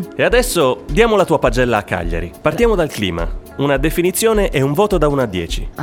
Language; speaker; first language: Italian; native; Italian